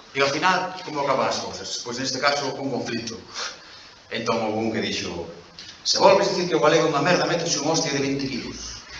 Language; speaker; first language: Galician; non-native, local second language; Spanish